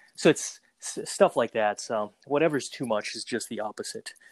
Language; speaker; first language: English; native; English